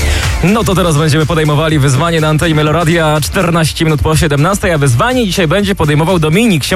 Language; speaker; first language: Polish; native; Polish